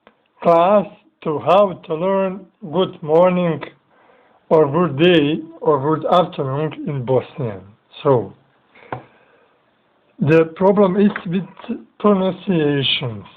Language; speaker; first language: English; non-native, learner; Bosnian